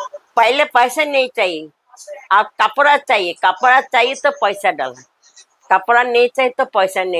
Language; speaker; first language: Hindi; non-native, local second language; Bangla